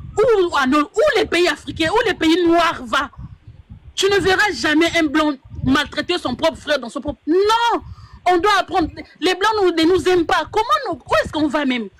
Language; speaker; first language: French; non-native, local second language; Lingala